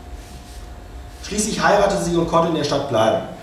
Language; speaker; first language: German; native; German